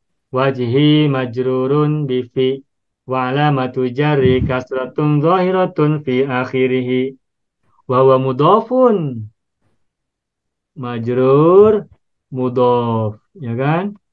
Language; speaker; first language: Arabic; non-native, fluent; Indonesian